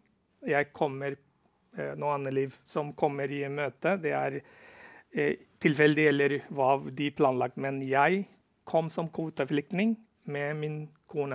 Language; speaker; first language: Norwegian; non-native, fluent; Rohingya